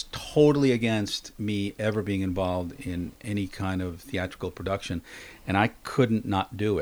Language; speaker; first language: English; native; English